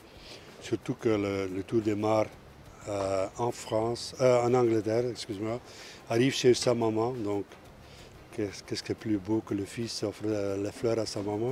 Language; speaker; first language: French; non-native, local second language; Dutch